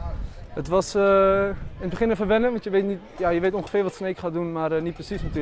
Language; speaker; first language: Dutch; early bilingual, other home language; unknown